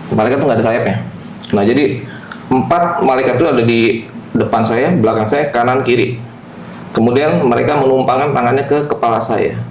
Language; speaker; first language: Indonesian; native; Indonesian